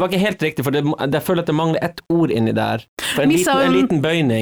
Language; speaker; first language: Norwegian; native; Norwegian